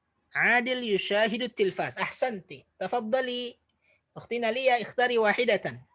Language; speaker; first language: Arabic; non-native, fluent; Indonesian